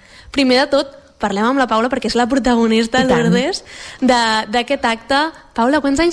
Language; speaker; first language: Catalan; native; Catalan